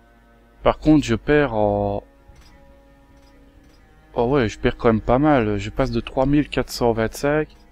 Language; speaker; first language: French; native; French